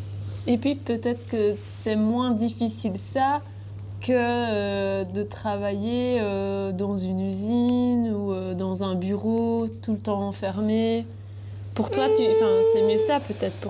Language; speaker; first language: French; native; French